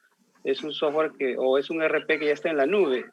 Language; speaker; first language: Spanish; native; Spanish